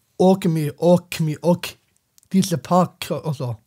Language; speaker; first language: Swedish; non-native, learner; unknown